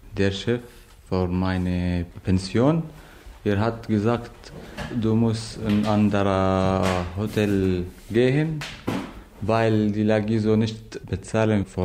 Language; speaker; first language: German; non-native, learner; Arabic